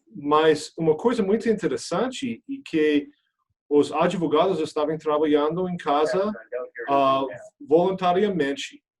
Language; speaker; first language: Portuguese; non-native, fluent; English